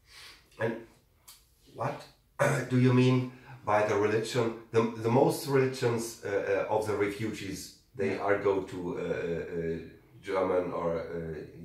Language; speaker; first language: English; non-native, learner; German